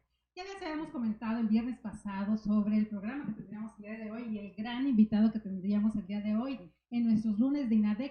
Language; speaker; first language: Spanish; native; Spanish